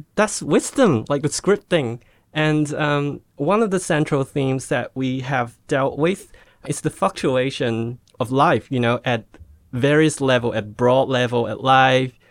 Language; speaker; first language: English; non-native, local second language; Cantonese